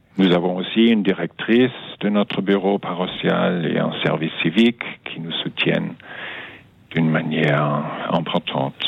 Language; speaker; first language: French; non-native, fluent; German